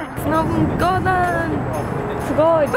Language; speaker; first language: Japanese; non-native, learner; Russian